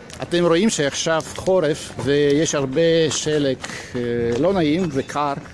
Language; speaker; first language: Hebrew; non-native, fluent; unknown